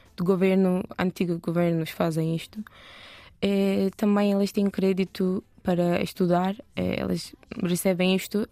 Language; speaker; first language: Portuguese; non-native, learner; Turkish